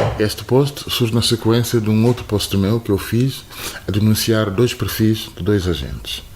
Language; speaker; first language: Portuguese; non-native, fluent; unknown